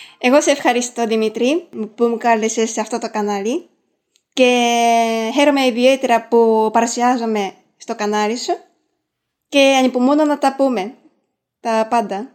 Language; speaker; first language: Greek; non-native, fluent; Japanese